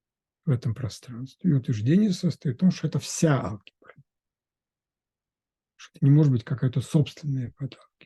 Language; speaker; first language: Russian; native; Russian